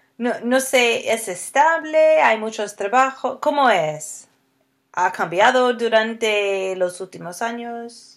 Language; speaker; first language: Spanish; non-native, fluent; English